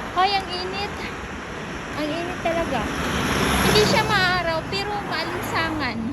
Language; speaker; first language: Filipino; non-native, local second language; Waray